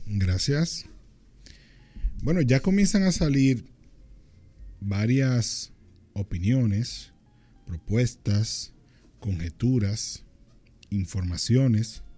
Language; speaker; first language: Spanish; native; Spanish